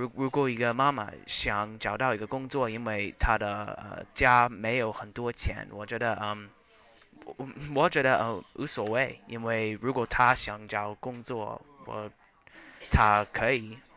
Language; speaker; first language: Chinese; non-native, learner; English